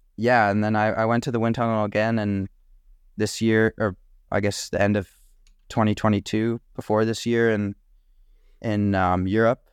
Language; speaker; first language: English; native; English